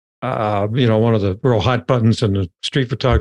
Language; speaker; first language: English; native; English